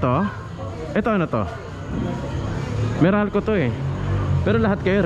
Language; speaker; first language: Filipino; native; Filipino